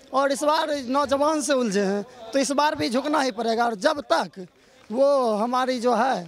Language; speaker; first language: Hindi; native; Hindi